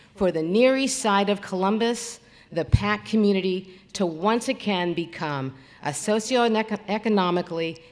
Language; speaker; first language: English; native; English